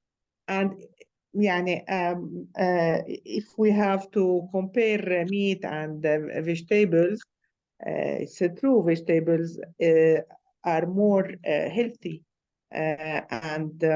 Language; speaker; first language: English; non-native, learner; Arabic